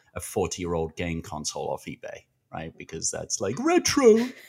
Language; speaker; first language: English; native; English